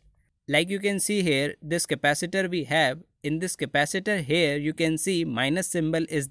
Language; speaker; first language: English; non-native, local second language; Hindi